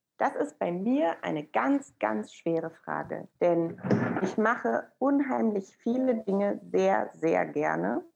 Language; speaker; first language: German; early bilingual, other home language; Persian